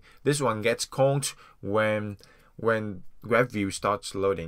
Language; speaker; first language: English; non-native, fluent; Vietnamese